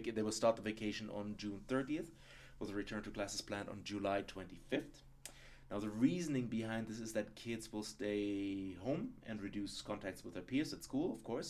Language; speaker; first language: English; non-native, fluent; German